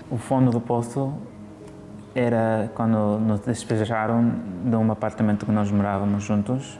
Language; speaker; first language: Portuguese; early bilingual, heritage; Portuguese